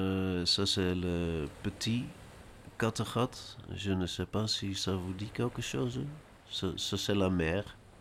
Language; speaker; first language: French; non-native, learner; Dutch